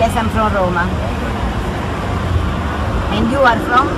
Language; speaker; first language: English; non-native, learner; Italian